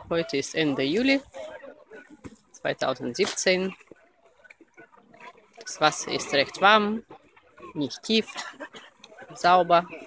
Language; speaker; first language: German; non-native, learner; Russian